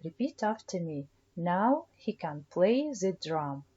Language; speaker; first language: English; non-native, fluent; Kazakh